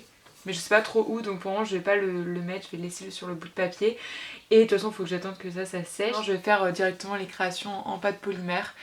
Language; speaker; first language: French; native; French